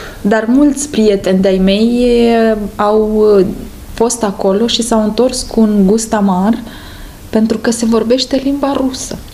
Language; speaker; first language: Romanian; native; Romanian